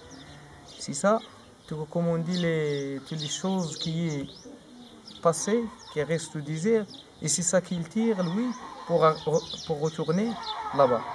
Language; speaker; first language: French; non-native, learner; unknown